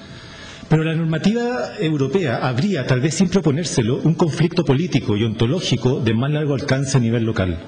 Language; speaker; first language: Spanish; native; Spanish